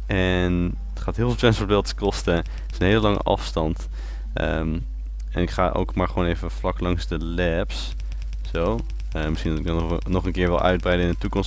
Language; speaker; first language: Dutch; native; Dutch